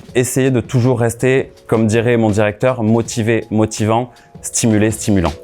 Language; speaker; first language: French; native; French